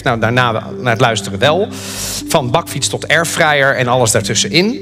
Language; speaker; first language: Dutch; native; Dutch